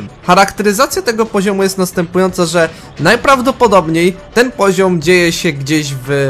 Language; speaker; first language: Polish; native; Polish